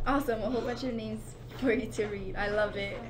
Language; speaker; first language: English; native; English